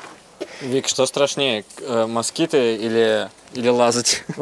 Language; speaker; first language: Russian; native; Russian